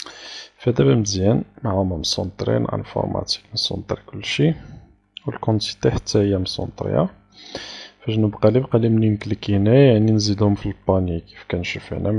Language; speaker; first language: Arabic; native; Arabic